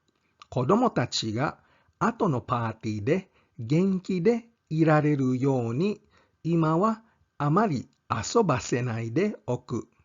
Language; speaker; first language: Japanese; non-native, fluent; English